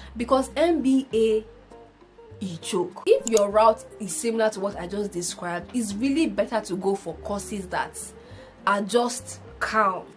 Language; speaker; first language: English; non-native, local second language; Igbo